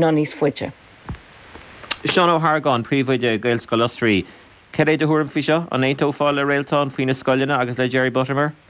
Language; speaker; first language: Irish; native; Irish